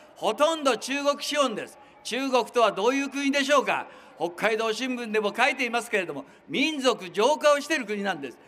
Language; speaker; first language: Japanese; native; Japanese